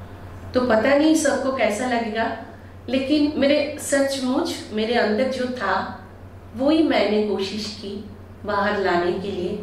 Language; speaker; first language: Hindi; non-native, local second language; Bangla